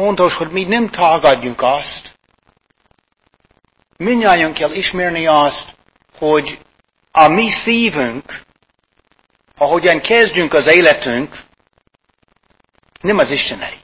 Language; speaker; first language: Hungarian; non-native, fluent; English